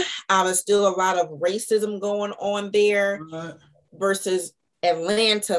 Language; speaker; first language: English; native; English